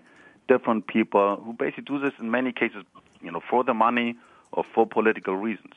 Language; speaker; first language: English; non-native, fluent; German